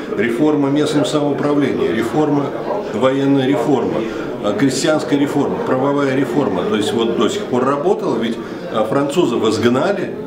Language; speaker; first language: Russian; native; Russian